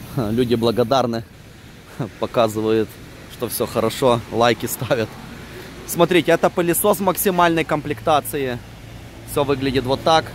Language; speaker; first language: Russian; non-native, local second language; Ukrainian